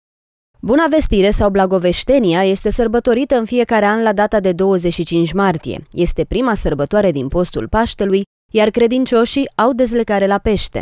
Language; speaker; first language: Romanian; native; Romanian